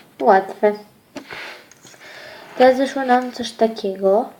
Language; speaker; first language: Polish; early bilingual, other home language; Ukrainian